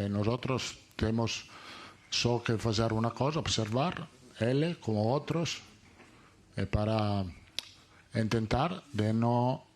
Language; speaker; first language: Portuguese; non-native, learner; Italian